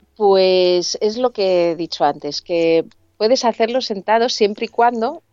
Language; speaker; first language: Spanish; native; Spanish